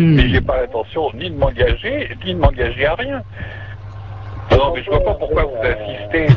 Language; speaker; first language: French; native; French